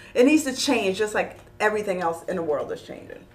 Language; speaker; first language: English; native; English